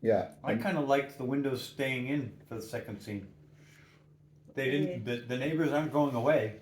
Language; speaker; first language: English; non-native, learner; Russian